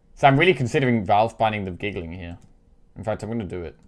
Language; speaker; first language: English; native; English